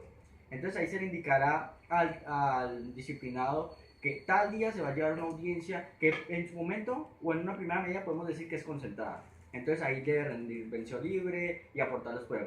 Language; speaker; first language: Spanish; native; Spanish